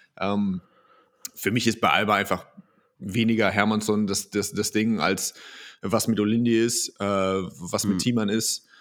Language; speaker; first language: German; native; German